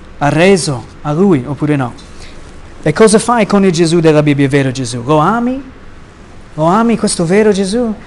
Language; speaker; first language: Italian; non-native, fluent; English